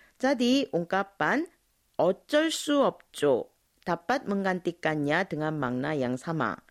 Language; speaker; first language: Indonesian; non-native, fluent; Korean